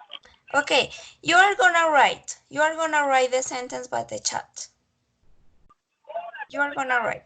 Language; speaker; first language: English; non-native, learner; Spanish